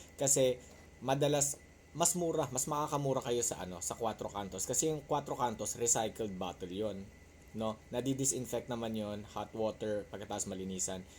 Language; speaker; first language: Filipino; non-native, local second language; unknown